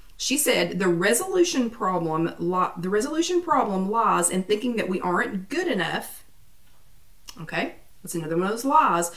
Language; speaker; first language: English; native; English